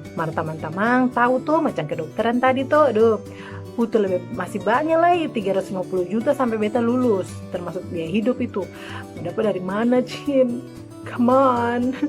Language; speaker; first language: Indonesian; native; Indonesian